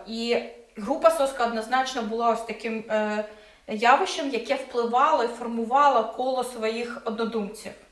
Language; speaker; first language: Ukrainian; non-native, local second language; Russian